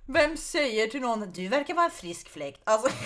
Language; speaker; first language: Swedish; native; Swedish